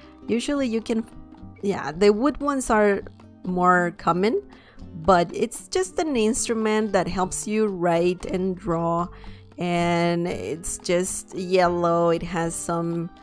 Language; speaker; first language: English; non-native, fluent; Spanish